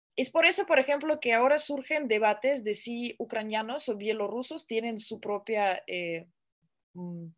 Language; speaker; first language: Spanish; non-native, fluent; Russian